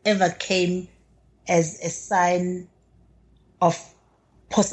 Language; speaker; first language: English; non-native, local second language; Zulu